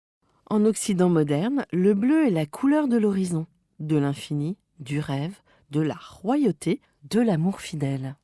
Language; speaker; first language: French; native; French